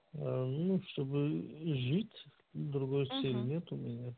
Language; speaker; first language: Russian; non-native, learner; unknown